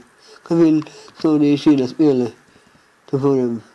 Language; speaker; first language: Irish; non-native, learner; English